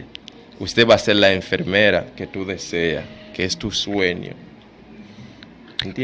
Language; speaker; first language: Spanish; non-native, fluent; Haitian Creole